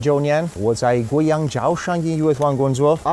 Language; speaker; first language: Chinese; non-native, learner; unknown